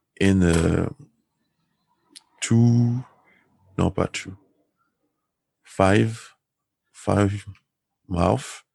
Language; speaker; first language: English; non-native, learner; French